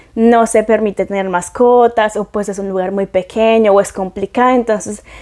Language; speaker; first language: Spanish; native; Spanish